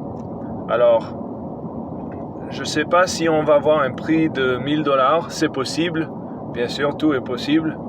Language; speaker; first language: French; non-native, fluent; English